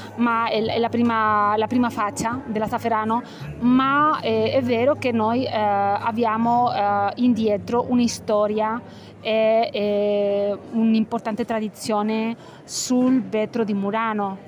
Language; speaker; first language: Italian; non-native, fluent; Spanish